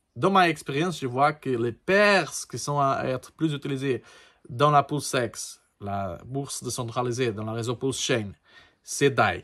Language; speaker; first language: French; non-native, learner; Portuguese